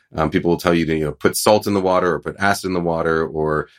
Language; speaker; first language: English; native; English